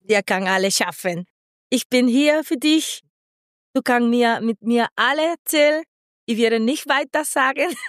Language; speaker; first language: German; non-native, learner; Spanish